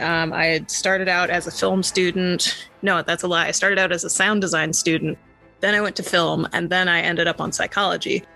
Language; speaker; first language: English; native; English